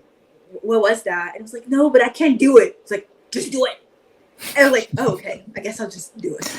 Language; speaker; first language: English; non-native, fluent; French